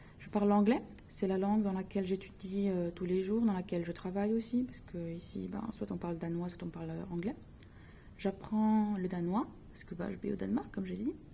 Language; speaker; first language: French; early bilingual, other home language; Spanish